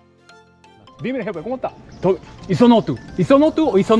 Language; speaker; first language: Spanish; non-native, learner; Japanese